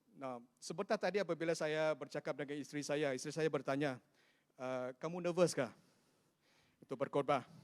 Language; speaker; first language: Malay; non-native, local second language; Chinese